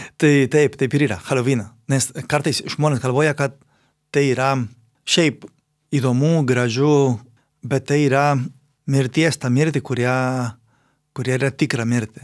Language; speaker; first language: Lithuanian; non-native, fluent; Spanish